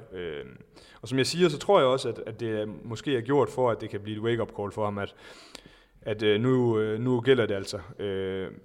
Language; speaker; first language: Danish; native; Danish